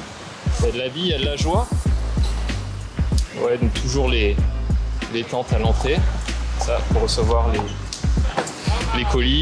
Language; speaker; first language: French; native; French